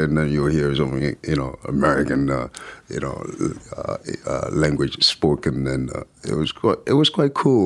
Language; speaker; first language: English; non-native, fluent; French